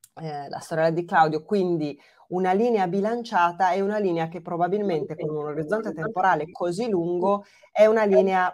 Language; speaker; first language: Italian; native; Italian